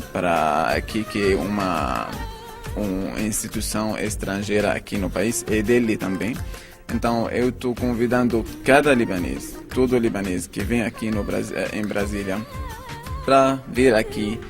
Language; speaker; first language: Portuguese; non-native, fluent; Arabic